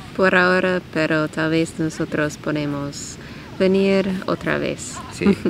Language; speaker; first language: Spanish; non-native, learner; English